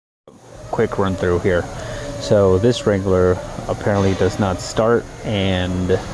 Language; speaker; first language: English; native; English